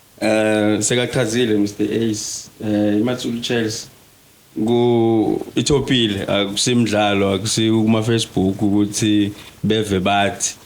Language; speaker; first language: Zulu; non-native, local second language; Swati